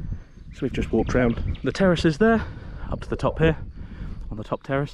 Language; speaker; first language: English; native; English